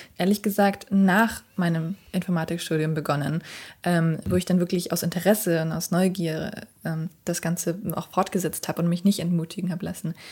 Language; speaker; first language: German; early bilingual, other home language; Kurdish